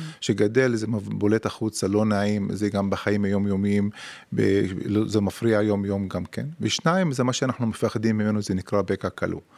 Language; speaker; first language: Hebrew; non-native, local second language; Arabic